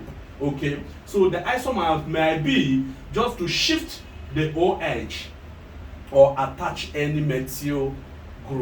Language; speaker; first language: English; non-native, local second language; Igbo